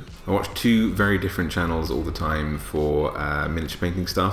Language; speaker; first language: English; native; English